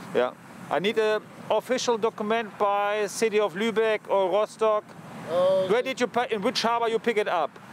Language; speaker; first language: English; non-native, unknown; German